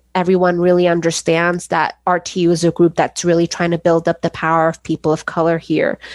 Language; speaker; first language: English; early bilingual, other home language; Spanish